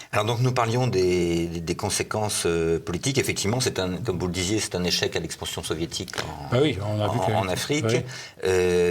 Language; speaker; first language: French; native; French